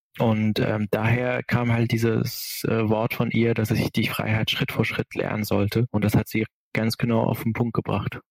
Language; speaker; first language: German; non-native, fluent; Arabic